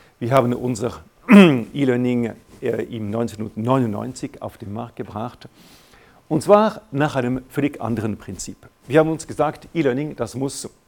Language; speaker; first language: German; non-native, local second language; French